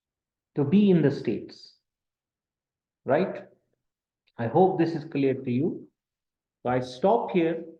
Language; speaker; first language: English; non-native, local second language; Kashmiri